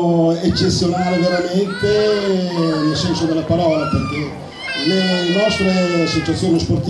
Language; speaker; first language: Italian; native; Italian